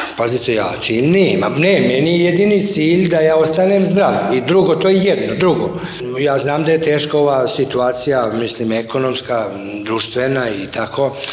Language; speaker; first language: Serbian; native; Serbian